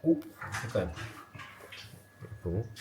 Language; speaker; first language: Korean; native; Korean